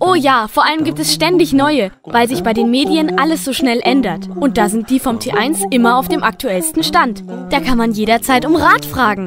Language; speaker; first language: German; native; German